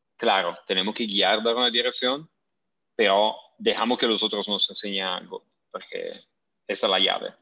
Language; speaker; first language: Spanish; non-native, fluent; Italian